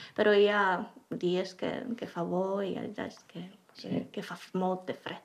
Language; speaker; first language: Catalan; non-native, fluent; Czech